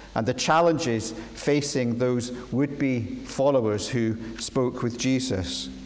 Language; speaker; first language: English; native; English